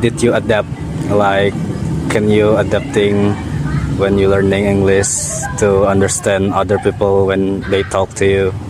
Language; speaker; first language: English; non-native, learner; Indonesian